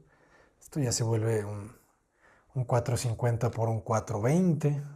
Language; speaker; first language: Spanish; native; Spanish